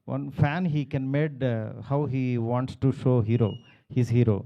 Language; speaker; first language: English; non-native, local second language; Telugu